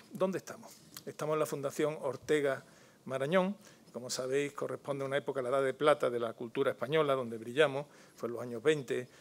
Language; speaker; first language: Spanish; native; Spanish